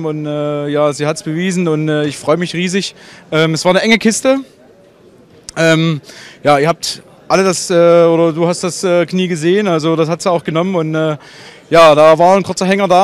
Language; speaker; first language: German; native; German